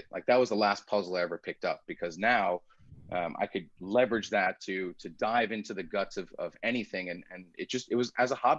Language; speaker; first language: English; early bilingual, other home language; Persian